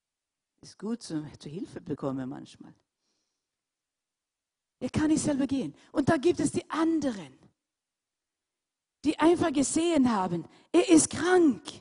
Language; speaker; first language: German; non-native, fluent; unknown